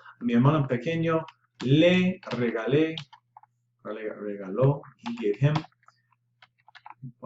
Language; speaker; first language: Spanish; non-native, fluent; English